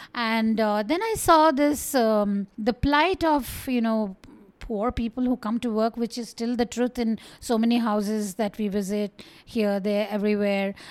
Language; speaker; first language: English; non-native, local second language; Bangla